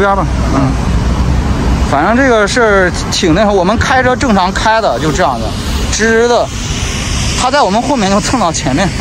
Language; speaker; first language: Chinese; native; Chinese